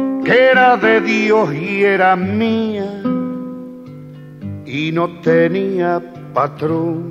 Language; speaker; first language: Spanish; native; Spanish